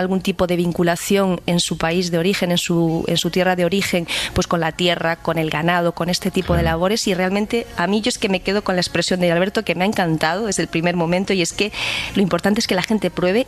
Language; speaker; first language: Spanish; native; Spanish